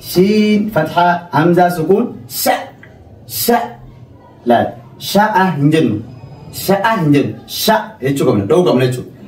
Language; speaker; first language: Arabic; non-native, fluent; Oromo